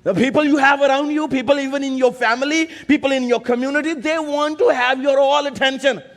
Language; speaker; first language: English; non-native, local second language; Urdu